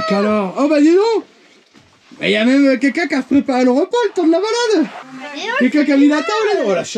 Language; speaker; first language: French; native; French